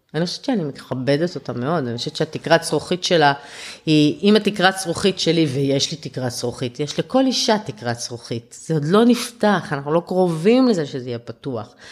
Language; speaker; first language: Hebrew; early bilingual, other home language; German